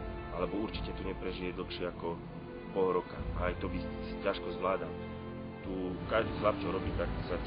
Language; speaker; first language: Slovak; native; Slovak